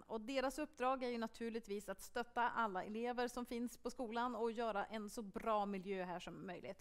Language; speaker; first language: Swedish; native; Swedish